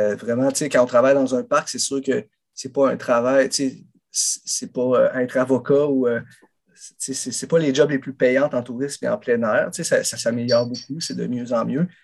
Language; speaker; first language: French; native; French